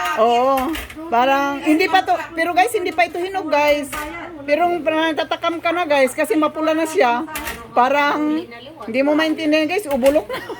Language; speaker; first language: Filipino; native; Filipino